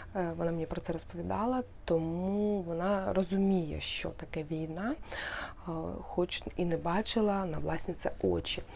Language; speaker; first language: Ukrainian; non-native, local second language; Russian